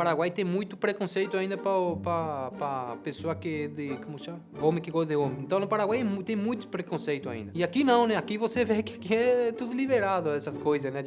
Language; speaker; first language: Portuguese; non-native, fluent; Spanish